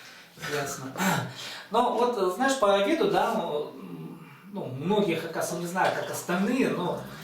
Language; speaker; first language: Russian; native; Russian